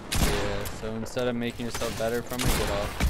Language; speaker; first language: English; native; English